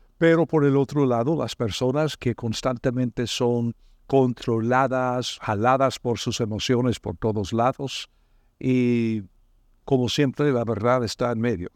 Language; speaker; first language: Spanish; non-native, fluent; English